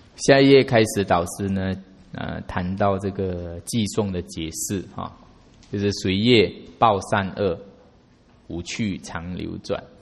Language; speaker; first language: Chinese; native; Chinese